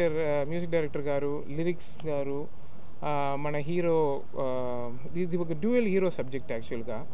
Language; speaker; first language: Telugu; non-native, learner; Tamil